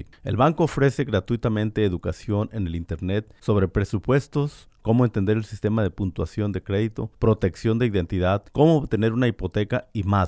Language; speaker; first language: Spanish; native; Spanish